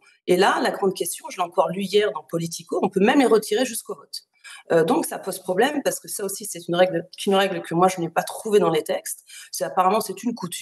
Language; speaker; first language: French; native; French